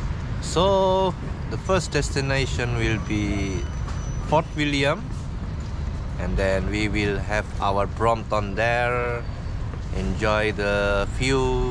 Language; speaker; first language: English; non-native, learner; Indonesian